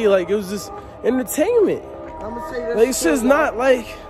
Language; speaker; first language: English; native; English